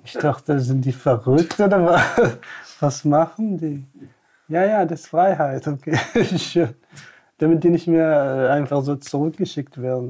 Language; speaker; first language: German; non-native, fluent; Tamasheq